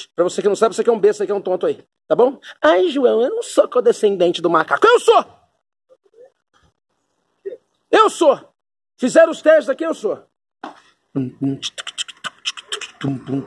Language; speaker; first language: Portuguese; native; Portuguese